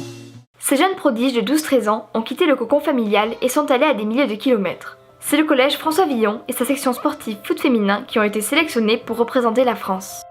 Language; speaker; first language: French; native; French